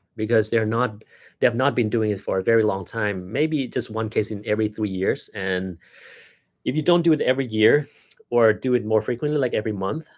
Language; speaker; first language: English; non-native, fluent; Thai